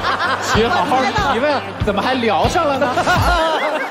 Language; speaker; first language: Chinese; native; Chinese